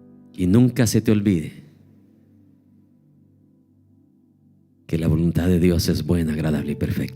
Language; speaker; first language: Spanish; native; Spanish